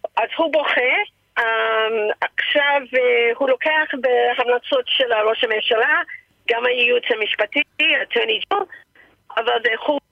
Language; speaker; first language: Hebrew; early bilingual, heritage; Hebrew